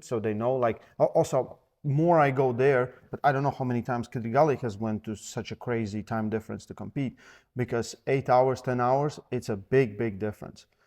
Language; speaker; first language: English; non-native, fluent; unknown